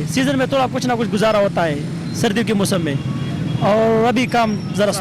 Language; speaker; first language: Hindi; non-native, local second language; Pashto